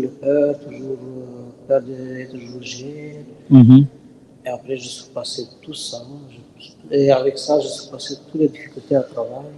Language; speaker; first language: French; non-native, learner; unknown